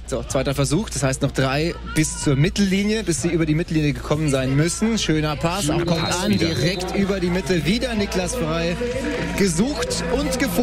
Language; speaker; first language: German; native; German